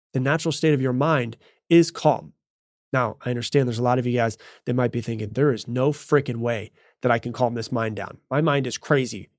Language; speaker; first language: English; native; English